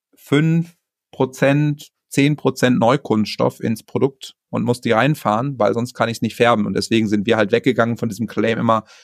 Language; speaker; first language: German; native; German